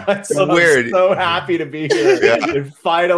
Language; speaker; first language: English; non-native, fluent; French